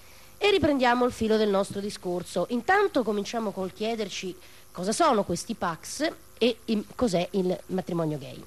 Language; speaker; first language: Italian; native; Italian